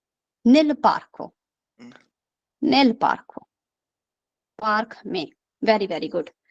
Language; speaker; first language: Italian; non-native, fluent; Urdu